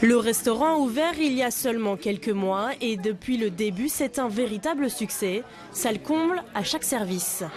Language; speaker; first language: French; native; French